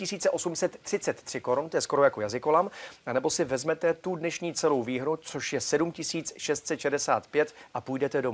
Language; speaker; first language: Czech; native; Czech